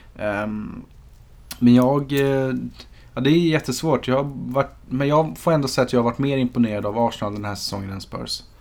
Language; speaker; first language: Swedish; native; Swedish